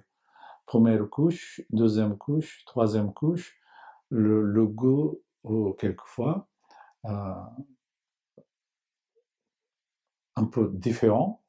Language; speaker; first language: French; non-native, learner; Japanese